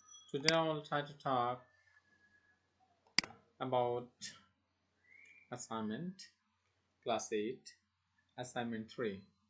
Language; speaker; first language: English; non-native, local second language; Bangla